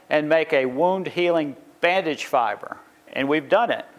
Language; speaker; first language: English; native; English